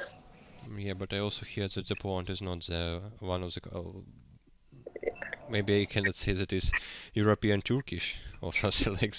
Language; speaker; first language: English; non-native, learner; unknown